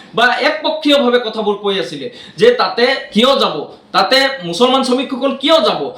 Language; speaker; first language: Assamese; non-native, local second language; Bangla